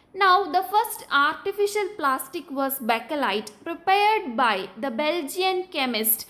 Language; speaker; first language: English; non-native, local second language; Malayalam